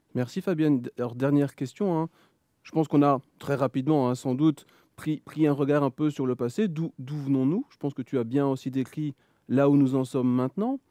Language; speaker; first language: French; native; French